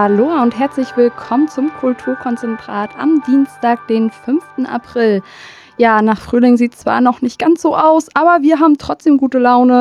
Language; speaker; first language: German; native; German